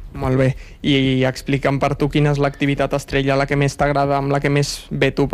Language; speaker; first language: Catalan; native; Catalan